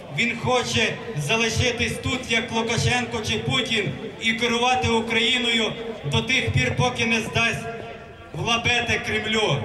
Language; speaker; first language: Ukrainian; native; Ukrainian